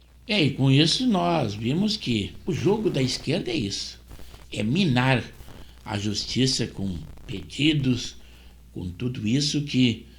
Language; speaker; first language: Portuguese; native; Portuguese